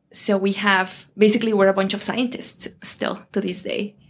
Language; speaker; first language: English; non-native, fluent; Spanish